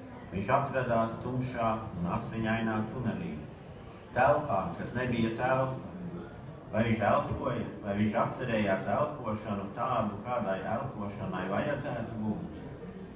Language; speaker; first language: Latvian; early bilingual, heritage; Latvian